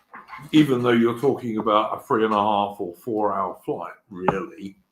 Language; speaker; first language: English; native; English